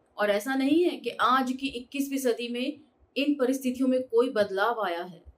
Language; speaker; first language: Hindi; native; Hindi